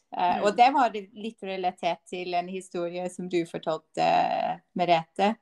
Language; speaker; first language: Norwegian; non-native, fluent; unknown